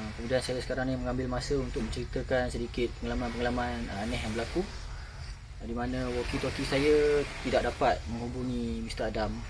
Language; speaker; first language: Malay; native; Malay